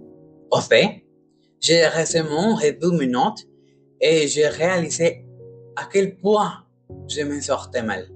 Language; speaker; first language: French; non-native, learner; Spanish